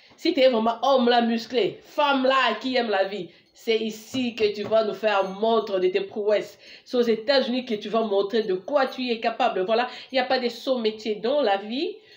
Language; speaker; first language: French; non-native, local second language; Lingala